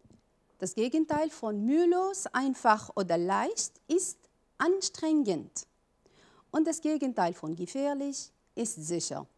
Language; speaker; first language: German; non-native, fluent; Arabic